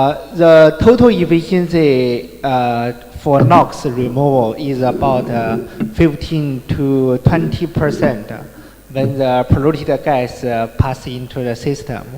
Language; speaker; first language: English; non-native, learner; Chinese